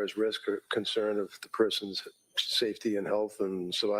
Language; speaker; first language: English; native; English